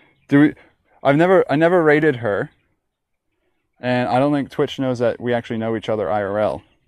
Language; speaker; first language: English; native; English